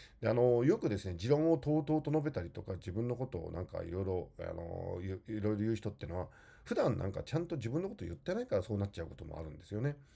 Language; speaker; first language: Japanese; native; Japanese